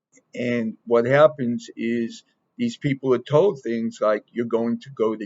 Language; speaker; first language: English; native; English